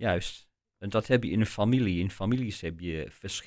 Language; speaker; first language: Dutch; non-native, fluent; English